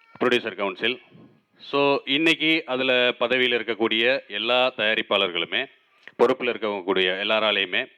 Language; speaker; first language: Tamil; native; Tamil